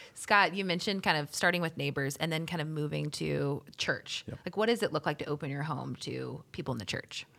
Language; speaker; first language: English; native; English